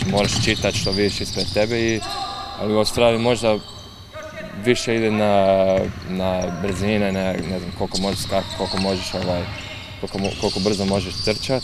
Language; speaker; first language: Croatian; early bilingual, heritage; English